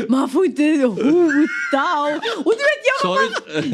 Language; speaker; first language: Swedish; native; Swedish